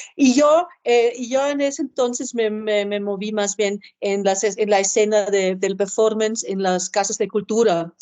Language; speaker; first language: Spanish; non-native, fluent; German